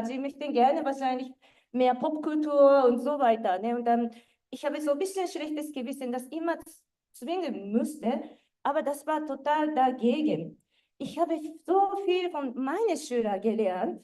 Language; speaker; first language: German; non-native, fluent; Japanese